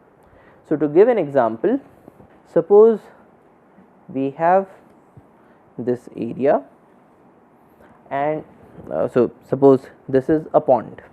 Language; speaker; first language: English; non-native, local second language; Hindi